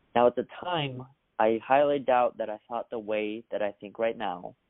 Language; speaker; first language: English; early bilingual, other home language; Russian